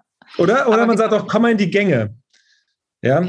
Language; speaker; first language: German; native; German